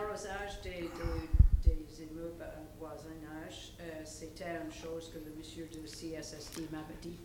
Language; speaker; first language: French; non-native, local second language; English